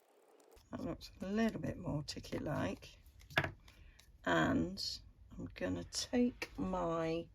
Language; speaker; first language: English; native; English